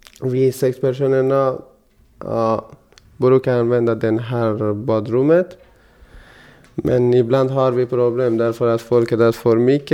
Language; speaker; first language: Swedish; non-native, fluent; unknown